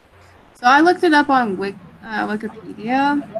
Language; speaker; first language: English; native; English